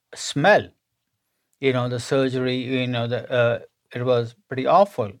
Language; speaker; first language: English; non-native, local second language; Punjabi